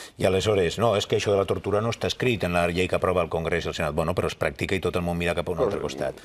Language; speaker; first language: Catalan; native; Catalan